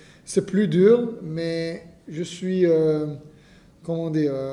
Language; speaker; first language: French; non-native, fluent; Hebrew